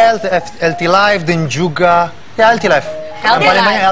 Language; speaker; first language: Indonesian; non-native, fluent; Italian